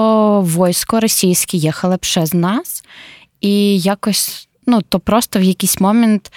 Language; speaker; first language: Polish; non-native, learner; Ukrainian